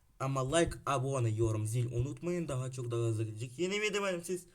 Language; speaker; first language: Turkish; non-native, learner; Ukrainian